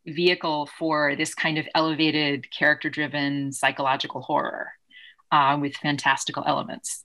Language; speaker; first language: English; native; English